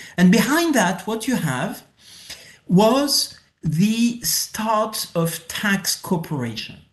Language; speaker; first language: English; non-native, fluent; French